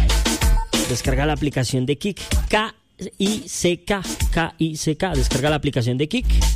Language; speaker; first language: Spanish; native; Spanish